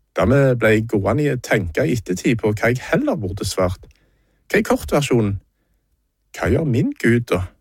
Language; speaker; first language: Norwegian; native; Norwegian